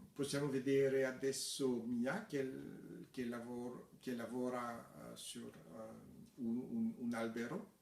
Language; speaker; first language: Italian; non-native, fluent; French